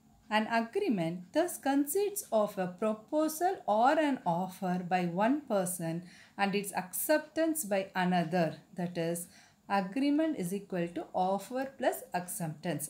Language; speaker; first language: English; non-native, local second language; Tamil